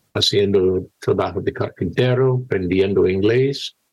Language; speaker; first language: Spanish; non-native, fluent; English